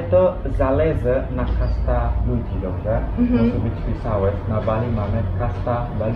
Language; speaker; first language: Polish; non-native, learner; Balinese